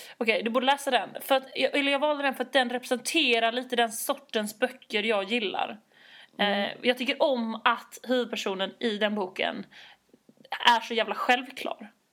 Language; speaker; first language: Swedish; native; Swedish